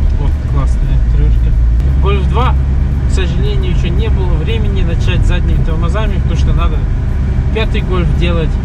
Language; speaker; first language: Russian; early bilingual, heritage; Russian